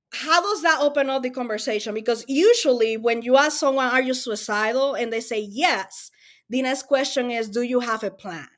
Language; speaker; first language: English; non-native, fluent; Spanish